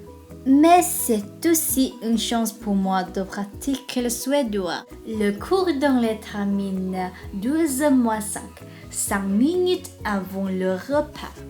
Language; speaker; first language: French; non-native, learner; Vietnamese